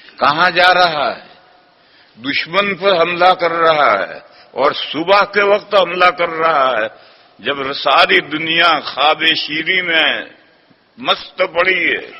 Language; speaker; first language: Urdu; non-native, local second language; Gujarati